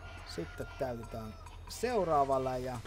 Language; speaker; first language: Finnish; native; Finnish